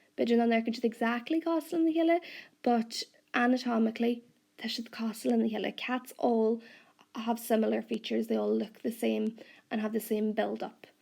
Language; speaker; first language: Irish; non-native, local second language; English